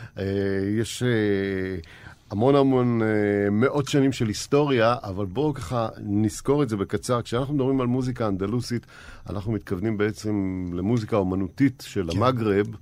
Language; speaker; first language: Hebrew; native; Hebrew